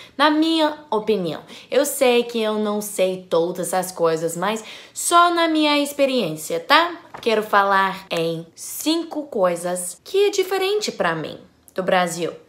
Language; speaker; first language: Portuguese; non-native, learner; English